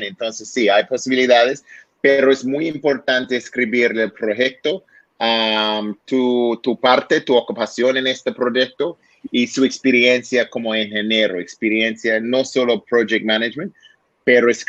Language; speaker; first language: Spanish; non-native, learner; English